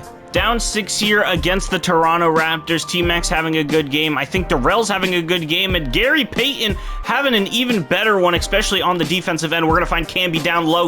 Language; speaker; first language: English; native; English